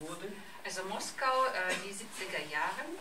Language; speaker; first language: German; non-native, fluent; Russian